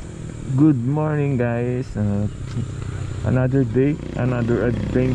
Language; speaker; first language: English; non-native, local second language; Filipino